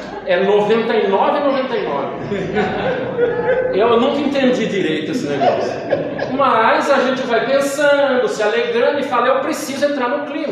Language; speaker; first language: Portuguese; native; Portuguese